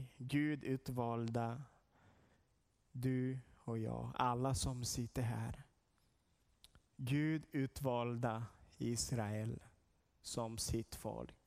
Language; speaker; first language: Swedish; non-native, learner; Portuguese